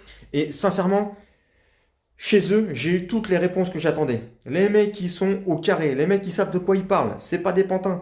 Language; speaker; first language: French; native; French